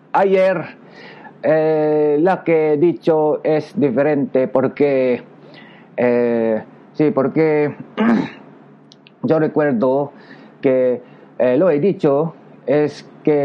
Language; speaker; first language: Spanish; non-native, learner; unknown